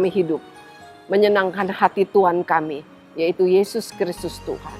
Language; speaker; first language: Indonesian; native; Indonesian